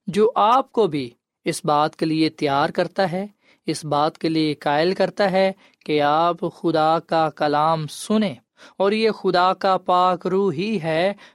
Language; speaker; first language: Urdu; non-native, local second language; Punjabi